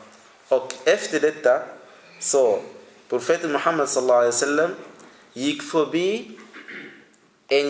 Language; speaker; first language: Swedish; early bilingual, other home language; Arabic